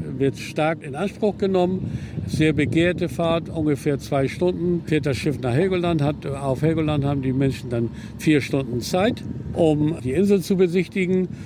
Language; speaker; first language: German; native; German